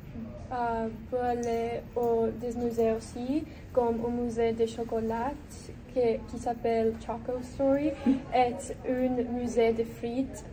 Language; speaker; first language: French; non-native, learner; English